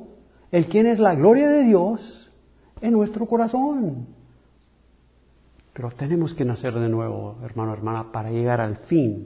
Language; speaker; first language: Spanish; early bilingual, heritage; English